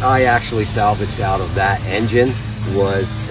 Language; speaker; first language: English; native; English